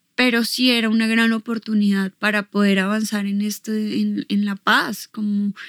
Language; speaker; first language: Spanish; native; Spanish